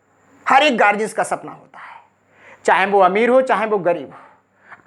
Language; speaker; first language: Hindi; native; Hindi